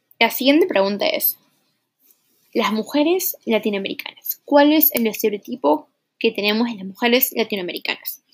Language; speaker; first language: Spanish; early bilingual, heritage; Spanish